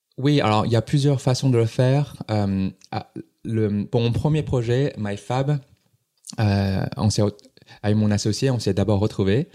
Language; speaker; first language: French; non-native, fluent; Cantonese